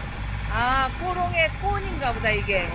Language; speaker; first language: Korean; native; Korean